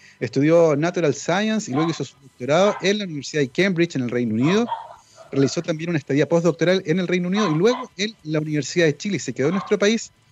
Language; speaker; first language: Spanish; native; Spanish